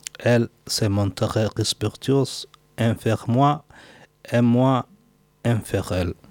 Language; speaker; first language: French; non-native, learner; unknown